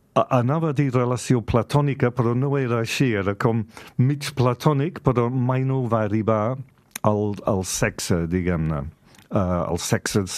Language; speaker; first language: Catalan; non-native, fluent; English